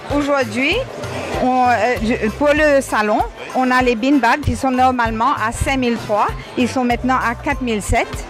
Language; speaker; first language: French; non-native, local second language; Morisyen